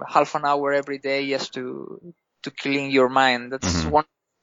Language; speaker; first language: English; non-native, fluent; Spanish